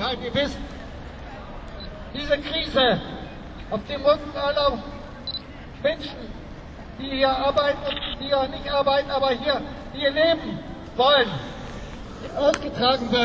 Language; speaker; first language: German; native; German